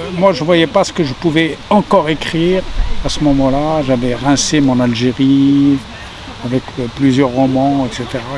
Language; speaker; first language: French; non-native, local second language; Arabic